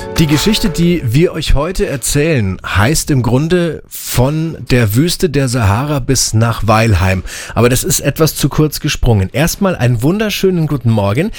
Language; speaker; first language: German; native; German